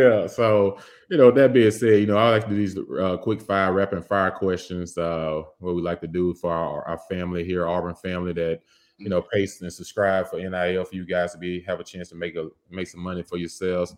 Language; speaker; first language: English; native; English